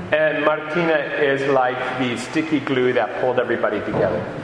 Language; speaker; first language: English; native; English